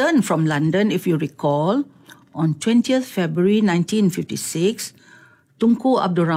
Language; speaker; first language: English; non-native, local second language; Malay